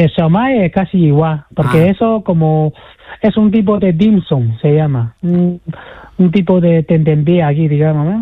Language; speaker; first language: Spanish; non-native, fluent; Chinese